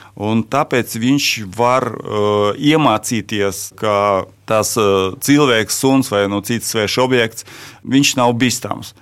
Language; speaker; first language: Latvian; non-native, local second language; Russian